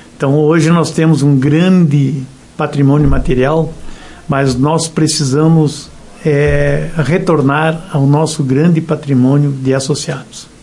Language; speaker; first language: Portuguese; native; Portuguese